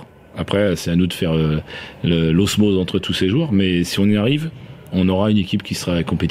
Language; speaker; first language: French; native; French